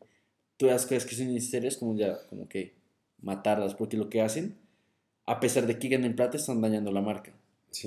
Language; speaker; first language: Spanish; native; Spanish